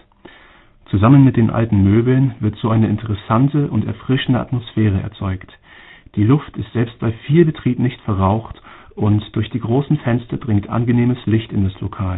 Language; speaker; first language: German; native; German